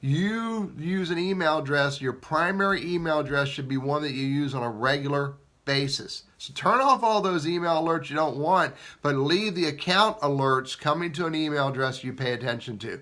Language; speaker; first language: English; native; English